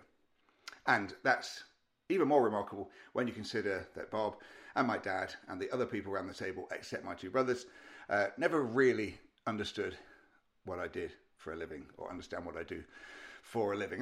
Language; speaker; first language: English; native; English